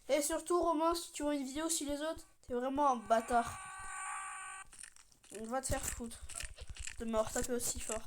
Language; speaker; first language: French; native; French